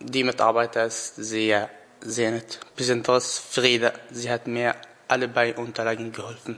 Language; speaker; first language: German; non-native, learner; Arabic